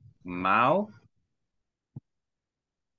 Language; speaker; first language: Vietnamese; non-native, learner; Korean